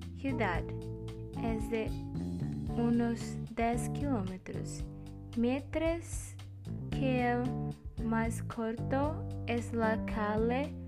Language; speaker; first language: Spanish; non-native, learner; Portuguese